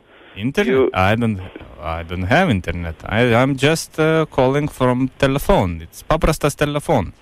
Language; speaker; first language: English; non-native, learner; Lithuanian